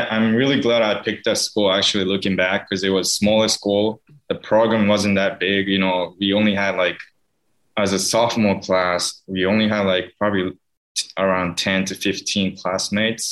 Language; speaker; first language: English; non-native, fluent; Japanese